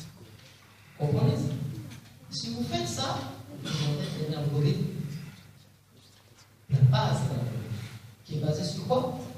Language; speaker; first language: French; non-native, local second language; Arabic